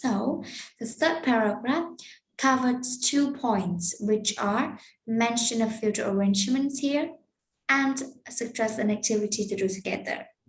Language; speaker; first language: English; non-native, fluent; Vietnamese